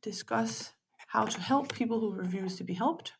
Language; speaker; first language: English; non-native, fluent; Danish